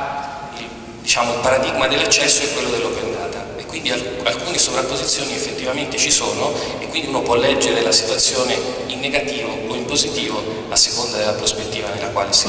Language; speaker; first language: Italian; native; Italian